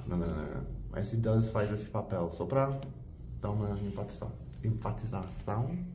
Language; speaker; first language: Portuguese; non-native, fluent; English